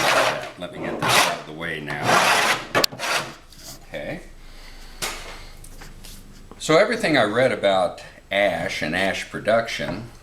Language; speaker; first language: English; native; English